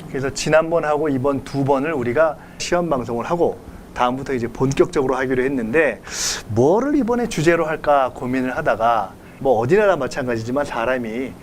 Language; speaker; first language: Korean; native; Korean